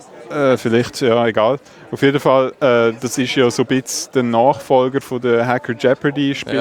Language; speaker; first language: German; native; German